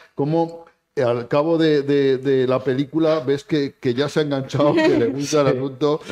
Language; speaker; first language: Spanish; native; Spanish